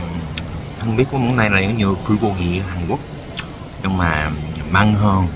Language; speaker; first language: Vietnamese; non-native, learner; Korean